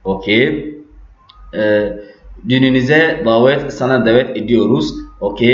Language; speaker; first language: Turkish; non-native, fluent; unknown